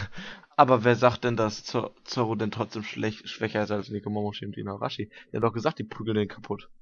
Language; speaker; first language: German; native; German